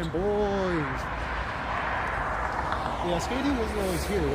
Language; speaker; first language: English; native; English